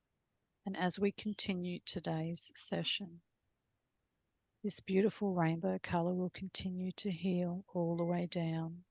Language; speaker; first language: English; native; English